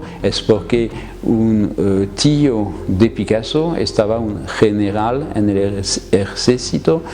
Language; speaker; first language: Spanish; non-native, fluent; French